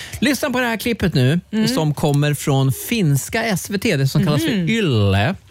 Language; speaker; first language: Swedish; native; Swedish